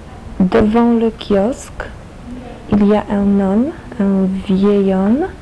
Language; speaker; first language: French; non-native, learner; Polish